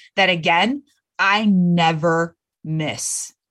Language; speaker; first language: English; native; English